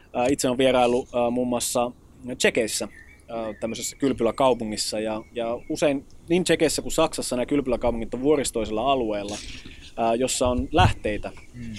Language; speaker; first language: Finnish; early bilingual, other home language; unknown